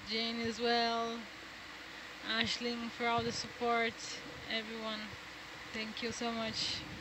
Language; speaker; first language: English; non-native, fluent; Portuguese